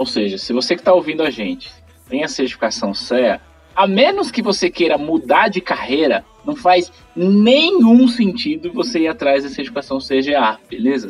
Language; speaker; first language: Portuguese; native; Portuguese